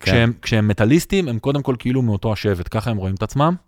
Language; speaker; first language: Hebrew; native; Hebrew